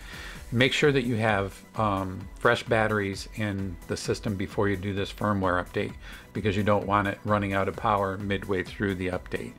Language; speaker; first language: English; native; English